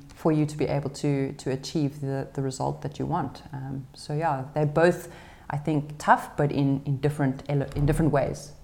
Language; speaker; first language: English; native; English